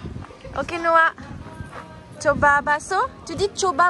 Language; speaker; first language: Indonesian; non-native, learner; French